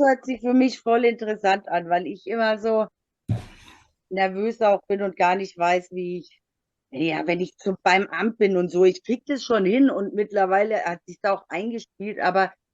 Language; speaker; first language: German; native; German